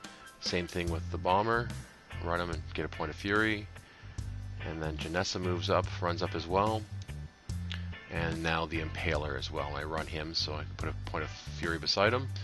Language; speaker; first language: English; native; English